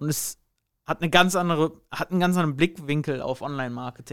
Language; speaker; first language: German; native; German